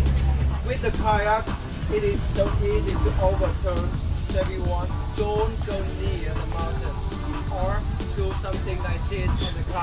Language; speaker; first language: English; non-native, learner; Vietnamese